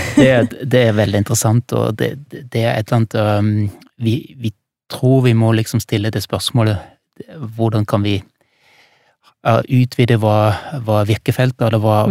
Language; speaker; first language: Norwegian; non-native, fluent; German